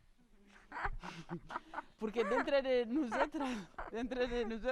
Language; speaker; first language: Spanish; non-native, learner; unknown